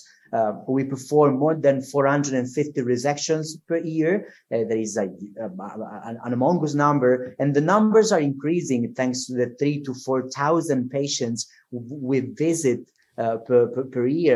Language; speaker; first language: English; non-native, fluent; Italian